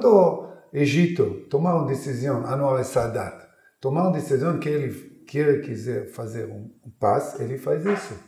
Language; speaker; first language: Portuguese; non-native, learner; Hebrew